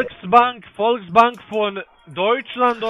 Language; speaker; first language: German; non-native, learner; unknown